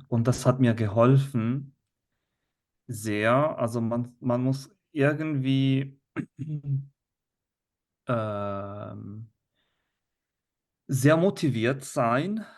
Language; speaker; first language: German; non-native, fluent; Italian